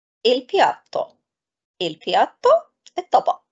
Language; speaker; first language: Italian; non-native, fluent; Arabic